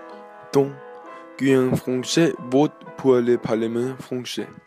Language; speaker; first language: French; non-native, learner; Danish